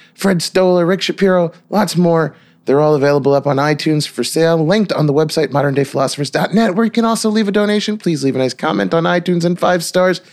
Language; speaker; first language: English; native; English